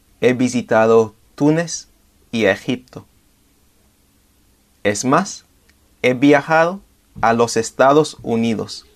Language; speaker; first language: Spanish; non-native, fluent; English